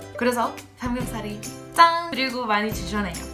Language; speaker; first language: Korean; non-native, learner; English